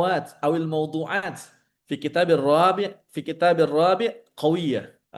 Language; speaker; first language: Arabic; non-native, fluent; Indonesian